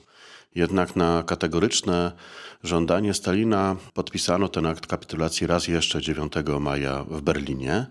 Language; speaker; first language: Polish; native; Polish